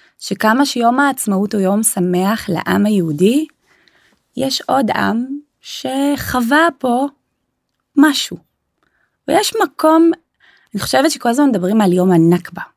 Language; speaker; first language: Hebrew; non-native, local second language; Arabic